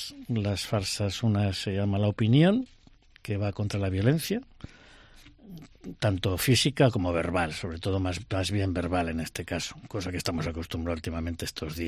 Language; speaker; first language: Spanish; native; Spanish